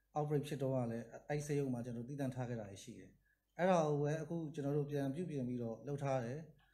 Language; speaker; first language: Burmese; native; Burmese